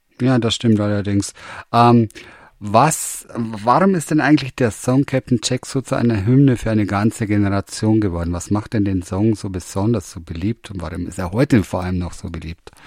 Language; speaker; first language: German; native; German